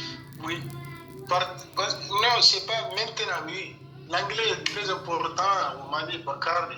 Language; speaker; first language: French; non-native, local second language; Bambara